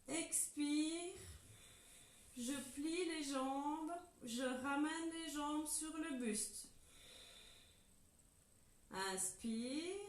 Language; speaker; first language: French; native; French